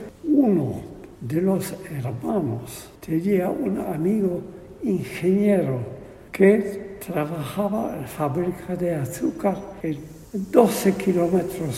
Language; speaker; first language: Spanish; non-native, fluent; Polish